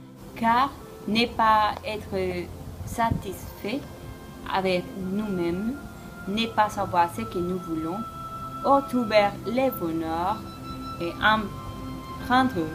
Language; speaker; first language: French; non-native, learner; Spanish